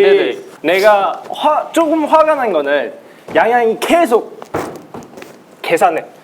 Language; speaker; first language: Korean; non-native, local second language; Chinese